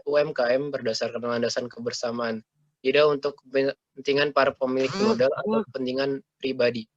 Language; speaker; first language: Indonesian; native; Indonesian